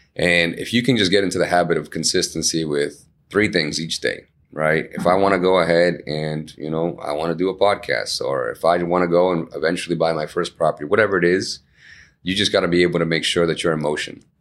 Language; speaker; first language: English; early bilingual, other home language; Spanish